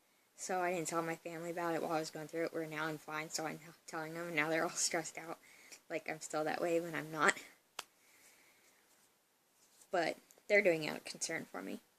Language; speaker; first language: English; native; English